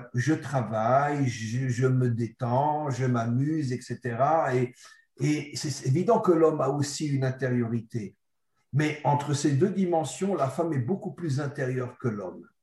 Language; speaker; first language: French; native; French